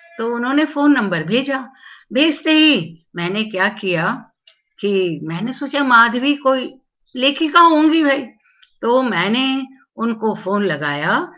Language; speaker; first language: Hindi; non-native, local second language; Tamil